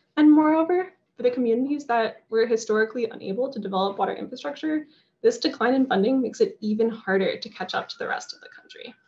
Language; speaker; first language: English; native; English